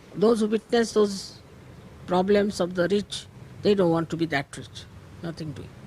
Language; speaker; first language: English; non-native, local second language; Marathi